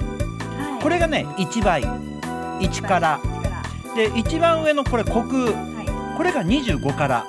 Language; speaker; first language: Japanese; native; Japanese